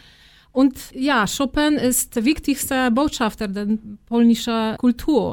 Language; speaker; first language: German; non-native, fluent; Polish